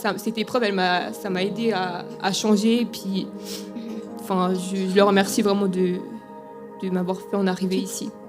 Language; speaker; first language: French; early bilingual, other home language; Spanish